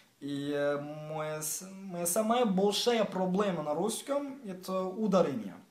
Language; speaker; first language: Russian; non-native, learner; English